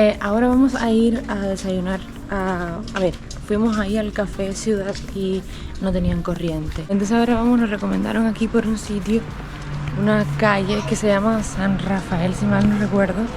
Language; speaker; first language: Spanish; native; Spanish